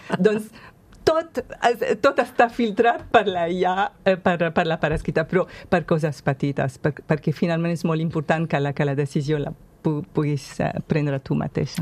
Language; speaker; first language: Catalan; non-native, fluent; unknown